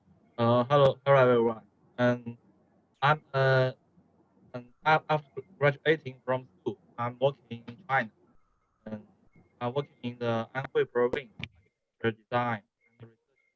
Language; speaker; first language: English; non-native, learner; Chinese